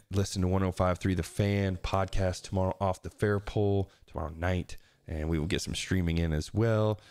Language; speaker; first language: English; native; English